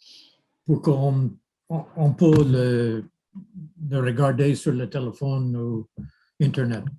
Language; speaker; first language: French; non-native, fluent; English